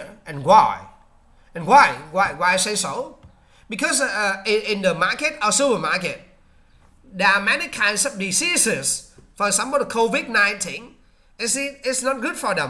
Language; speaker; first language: English; non-native, learner; Vietnamese